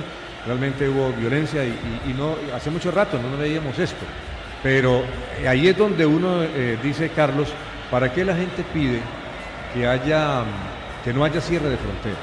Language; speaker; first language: Spanish; native; Spanish